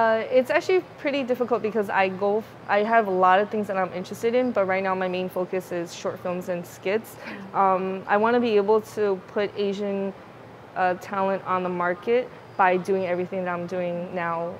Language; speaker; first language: English; early bilingual, other home language; Chinese